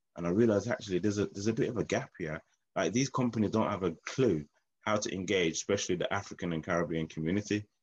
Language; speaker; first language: English; native; English